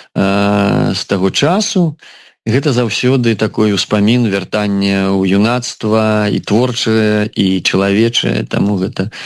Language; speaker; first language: Belarusian; non-native, local second language; Russian